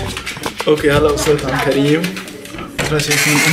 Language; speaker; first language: Arabic; native; Arabic